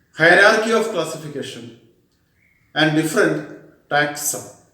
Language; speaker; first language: English; non-native, local second language; Malayalam